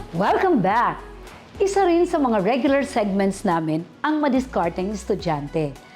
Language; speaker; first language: Filipino; non-native, local second language; Cebuano